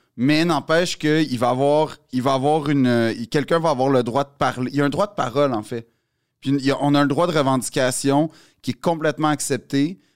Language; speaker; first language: French; native; French